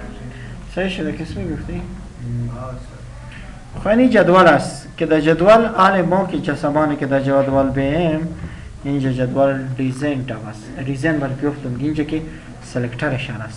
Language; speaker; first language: Persian; non-native, local second language; Pashto